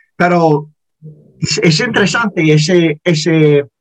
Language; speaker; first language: Spanish; non-native, learner; English